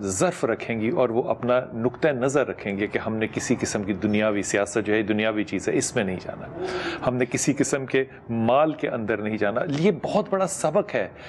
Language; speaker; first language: Urdu; native; Urdu